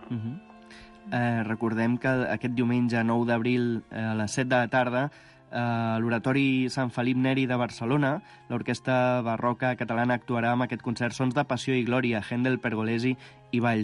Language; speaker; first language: Catalan; native; Catalan